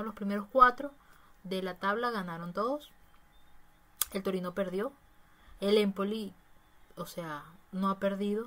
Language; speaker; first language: Spanish; native; Spanish